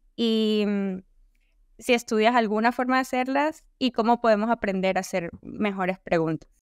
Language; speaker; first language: Spanish; native; Spanish